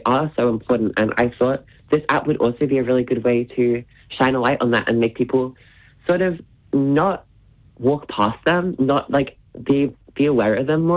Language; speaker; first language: English; native; English